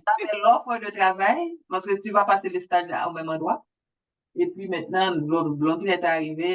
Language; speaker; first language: French; native; French